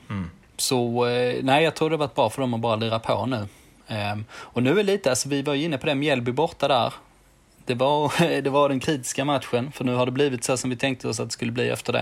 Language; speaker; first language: Swedish; native; Swedish